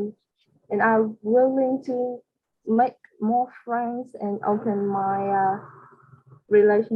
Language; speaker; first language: English; non-native, learner; Vietnamese